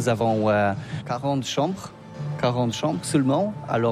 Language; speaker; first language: French; non-native, learner; Polish